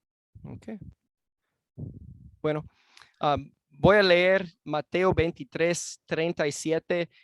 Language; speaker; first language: Spanish; non-native, fluent; English